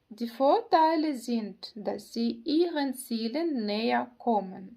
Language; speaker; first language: German; non-native, fluent; Ukrainian